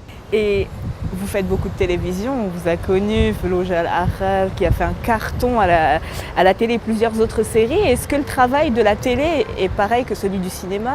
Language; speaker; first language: French; non-native, local second language; Arabic